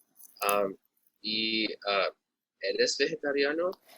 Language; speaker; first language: Spanish; non-native, learner; English